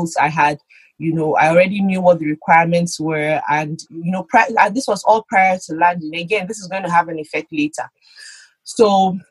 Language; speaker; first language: English; non-native, local second language; Yoruba